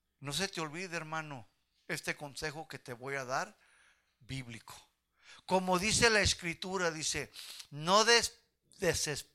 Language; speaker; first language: Spanish; early bilingual, heritage; Spanish